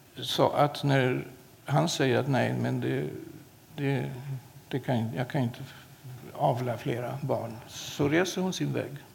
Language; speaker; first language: Swedish; non-native, fluent; Polish